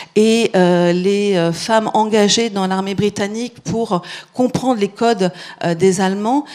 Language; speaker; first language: French; native; French